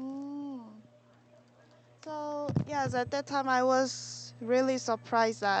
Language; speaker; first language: English; non-native, learner; Korean